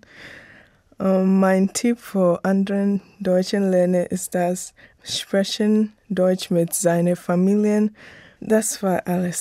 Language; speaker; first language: German; non-native, learner; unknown